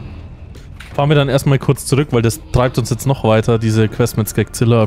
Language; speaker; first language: German; native; German